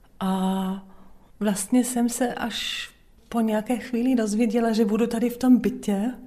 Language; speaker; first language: Czech; non-native, fluent; German